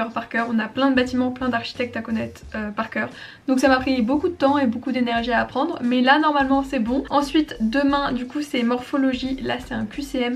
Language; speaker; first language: French; native; French